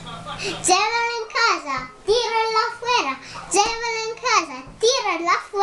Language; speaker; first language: Spanish; early bilingual, heritage; Spanish